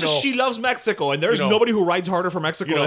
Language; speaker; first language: English; native; English